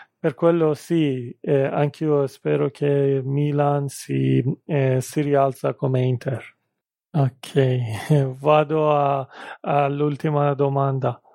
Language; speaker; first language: Italian; non-native, fluent; Persian